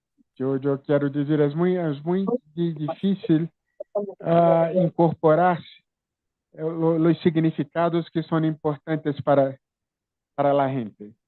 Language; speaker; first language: Spanish; non-native, fluent; Portuguese